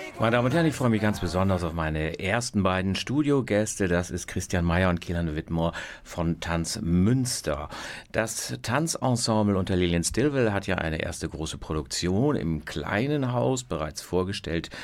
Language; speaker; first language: German; native; German